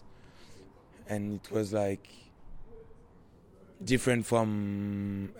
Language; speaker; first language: English; non-native, learner; French